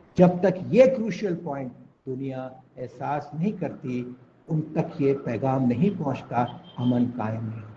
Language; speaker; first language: Urdu; non-native, local second language; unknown